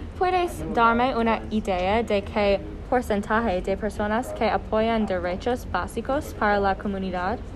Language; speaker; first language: Spanish; non-native, learner; English